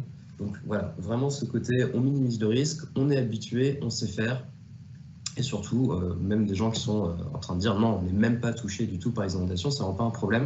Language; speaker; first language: French; native; French